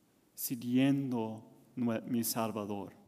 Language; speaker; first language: Spanish; non-native, learner; English